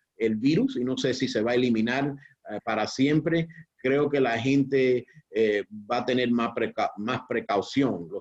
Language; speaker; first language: Spanish; early bilingual, heritage; Spanish